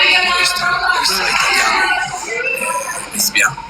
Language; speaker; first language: Italian; non-native, learner; Albanian